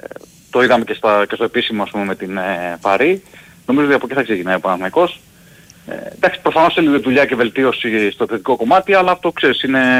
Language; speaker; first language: Greek; native; Greek